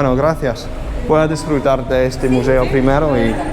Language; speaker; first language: Spanish; non-native, learner; English